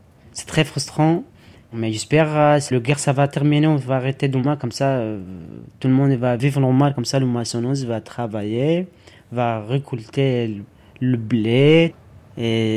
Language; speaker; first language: French; non-native, learner; Arabic